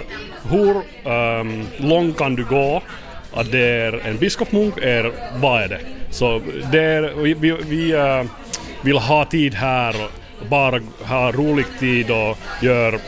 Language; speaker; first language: Swedish; non-native, local second language; Finnish